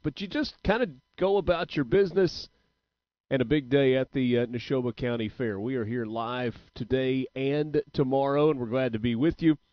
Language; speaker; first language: English; native; English